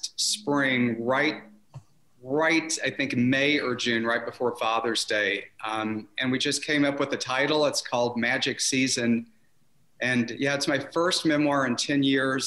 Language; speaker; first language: English; native; English